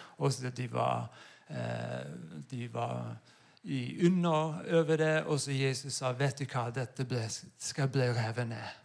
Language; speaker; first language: Norwegian; non-native, fluent; English